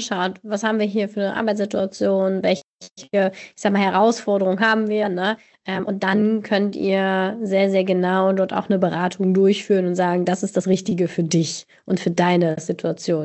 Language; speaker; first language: German; native; German